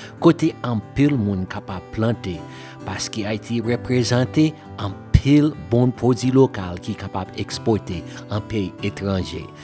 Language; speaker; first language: Haitian Creole; non-native, fluent; English